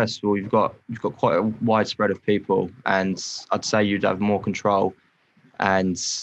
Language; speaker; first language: English; native; English